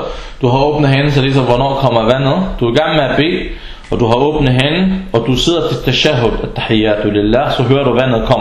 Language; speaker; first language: Danish; early bilingual, other home language; Arabic